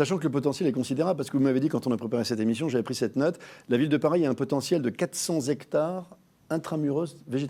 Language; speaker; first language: French; native; French